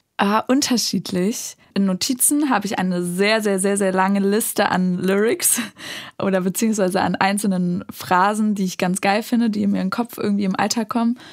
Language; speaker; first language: German; native; German